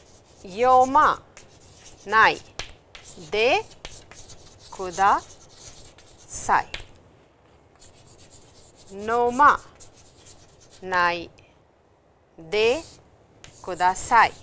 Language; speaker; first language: Japanese; non-native, fluent; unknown